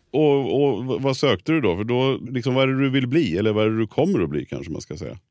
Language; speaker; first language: Swedish; native; Swedish